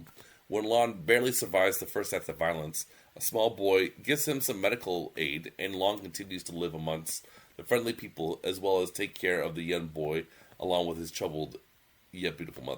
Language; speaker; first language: English; native; English